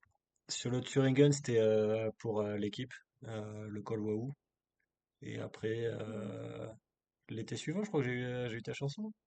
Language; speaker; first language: French; native; French